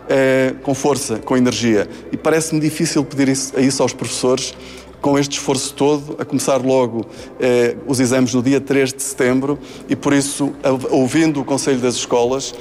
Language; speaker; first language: Portuguese; native; Portuguese